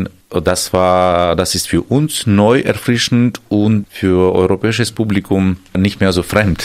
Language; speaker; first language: German; non-native, fluent; Armenian